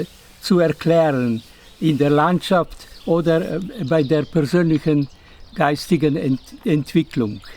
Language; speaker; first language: German; non-native, fluent; Slovenian